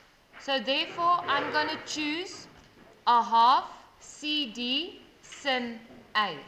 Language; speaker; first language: English; non-native, local second language; Afrikaans